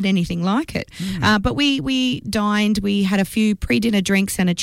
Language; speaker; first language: English; native; English